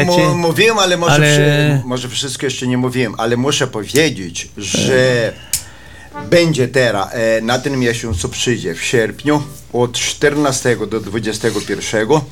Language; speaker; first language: Polish; early bilingual, heritage; Polish